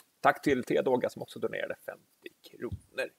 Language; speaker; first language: Swedish; native; Swedish